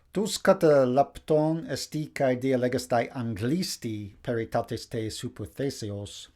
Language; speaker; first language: Greek; non-native, fluent; English